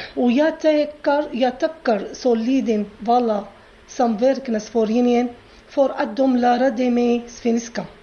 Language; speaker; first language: Swedish; non-native, learner; Arabic